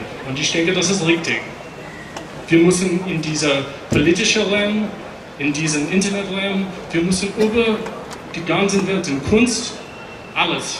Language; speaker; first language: German; non-native, learner; English